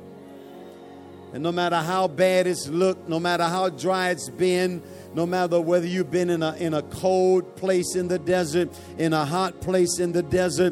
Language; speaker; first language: English; native; English